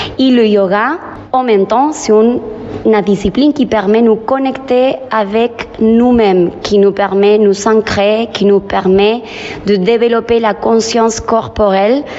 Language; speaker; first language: French; non-native, fluent; Spanish